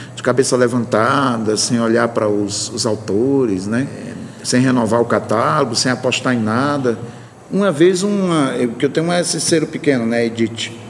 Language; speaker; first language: Portuguese; native; Portuguese